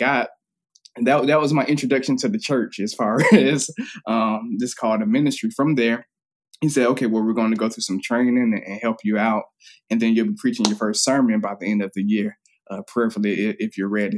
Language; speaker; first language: English; native; English